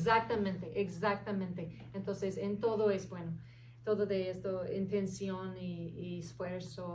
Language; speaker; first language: Spanish; non-native, fluent; English